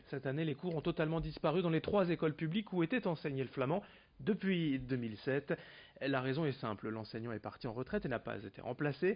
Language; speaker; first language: French; native; French